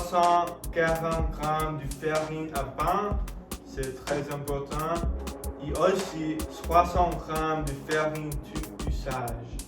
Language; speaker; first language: French; non-native, learner; English